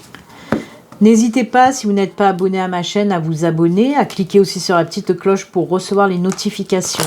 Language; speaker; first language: French; native; French